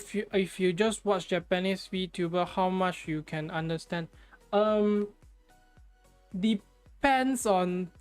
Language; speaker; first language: English; non-native, fluent; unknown